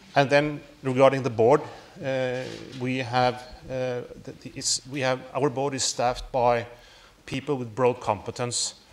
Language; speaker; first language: English; non-native, fluent; Norwegian